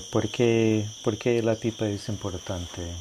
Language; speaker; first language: Spanish; non-native, fluent; English